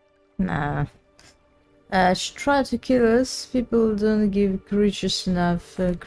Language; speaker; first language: English; non-native, learner; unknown